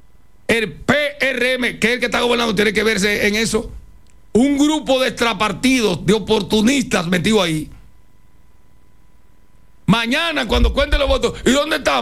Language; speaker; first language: Spanish; native; Spanish